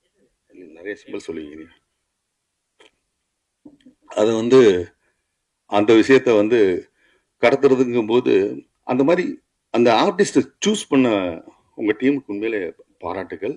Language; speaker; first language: Tamil; native; Tamil